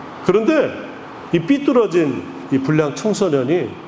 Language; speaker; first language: Korean; native; Korean